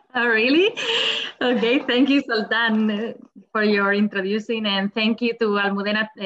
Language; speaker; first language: English; non-native, fluent; Spanish